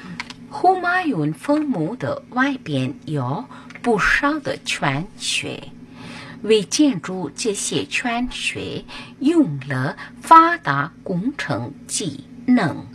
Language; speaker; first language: Chinese; non-native, fluent; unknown